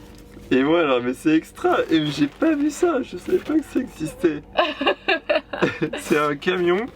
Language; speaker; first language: French; native; French